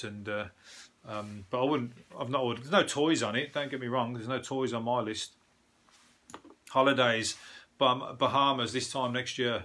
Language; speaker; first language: English; native; English